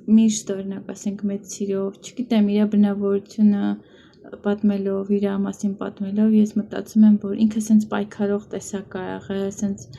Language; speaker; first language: Armenian; native; Armenian